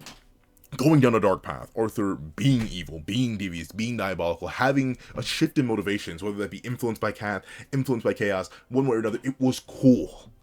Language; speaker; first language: English; native; English